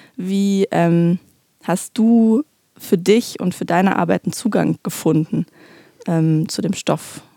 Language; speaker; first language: German; native; German